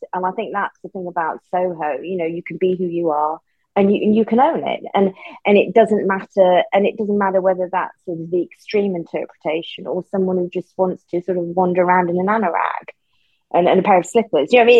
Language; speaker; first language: English; native; English